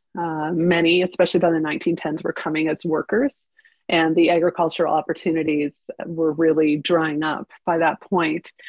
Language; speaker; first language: English; early bilingual, other home language; Ukrainian